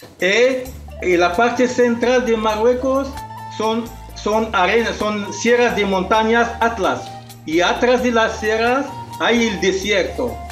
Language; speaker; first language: Spanish; non-native, local second language; Arabic